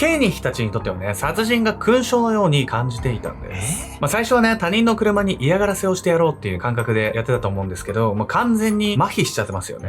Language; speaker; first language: Japanese; native; Japanese